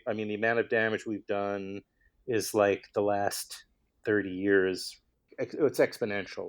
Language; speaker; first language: English; native; English